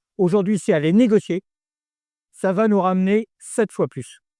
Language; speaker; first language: French; native; French